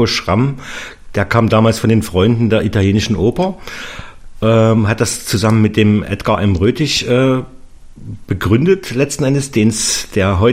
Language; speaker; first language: German; native; German